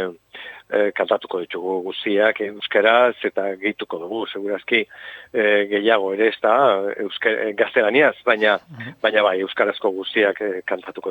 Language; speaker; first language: Basque; non-native, local second language; Spanish